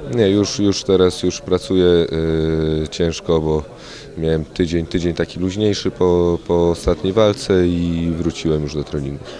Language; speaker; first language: Polish; native; Polish